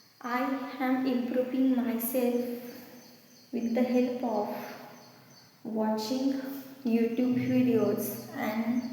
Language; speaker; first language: English; non-native, learner; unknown